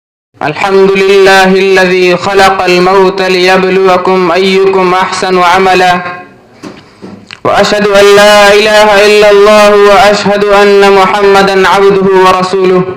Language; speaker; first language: Arabic; non-native, learner; Urdu